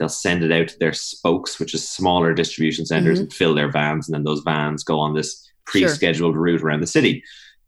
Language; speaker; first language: English; native; English